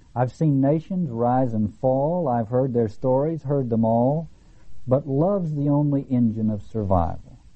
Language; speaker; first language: English; native; English